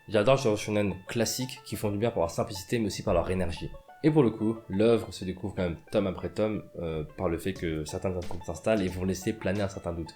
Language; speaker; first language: French; native; French